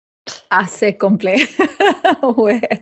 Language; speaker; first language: French; non-native, fluent; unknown